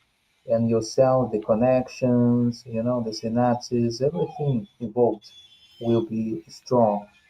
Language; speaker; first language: English; non-native, fluent; Portuguese